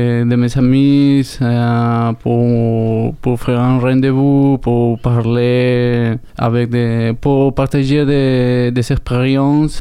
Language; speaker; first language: French; non-native, learner; Spanish